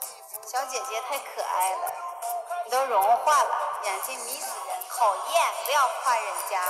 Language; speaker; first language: Chinese; native; Chinese